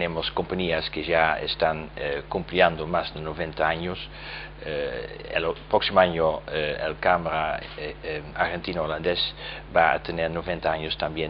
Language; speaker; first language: Spanish; non-native, fluent; Dutch